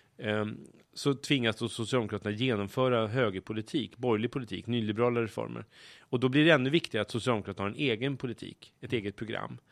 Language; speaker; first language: Swedish; native; Swedish